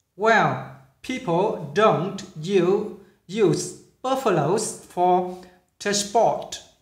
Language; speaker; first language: English; non-native, fluent; Vietnamese